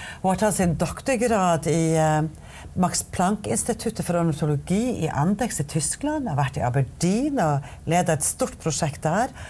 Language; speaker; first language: Norwegian; native; Norwegian